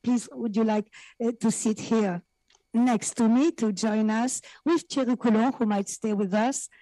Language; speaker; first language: English; non-native, fluent; French